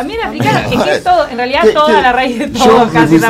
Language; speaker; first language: Spanish; native; Spanish